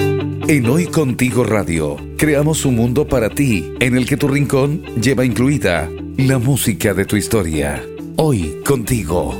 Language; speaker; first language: Spanish; native; Spanish